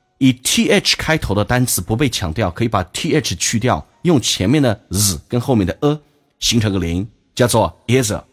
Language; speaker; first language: Chinese; native; Chinese